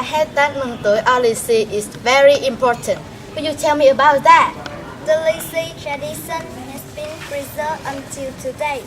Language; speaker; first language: English; non-native, learner; Vietnamese